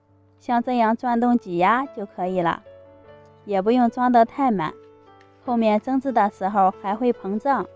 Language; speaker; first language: Chinese; native; Chinese